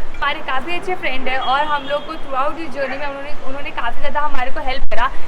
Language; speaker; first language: Hindi; native; Hindi